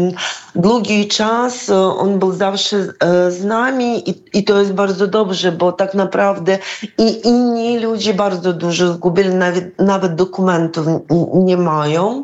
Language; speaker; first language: Polish; non-native, fluent; Ukrainian